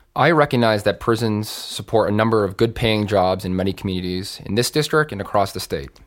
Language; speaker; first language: English; native; English